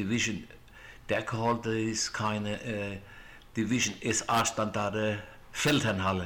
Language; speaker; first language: English; non-native, fluent; German